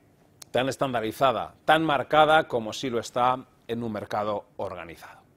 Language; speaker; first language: Spanish; native; Spanish